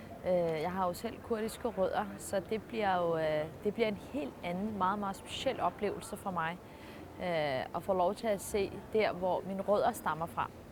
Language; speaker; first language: Danish; early bilingual, other home language; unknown